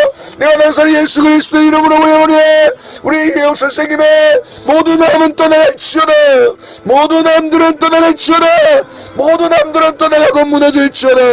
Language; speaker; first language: Korean; native; Korean